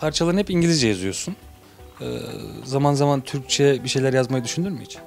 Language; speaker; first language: Turkish; native; Turkish